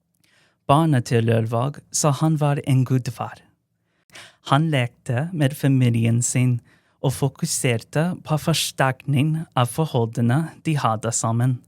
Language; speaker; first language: Norwegian; non-native, fluent; English